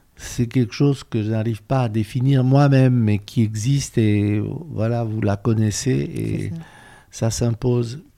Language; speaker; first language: French; non-native, fluent; Romanian